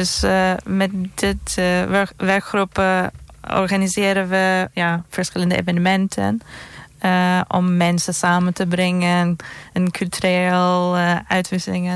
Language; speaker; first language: Dutch; non-native, fluent; Turkish